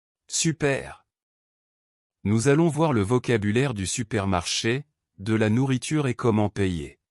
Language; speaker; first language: French; non-native, local second language; Arabic